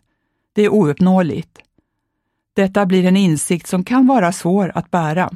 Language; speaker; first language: Swedish; early bilingual, other home language; Hungarian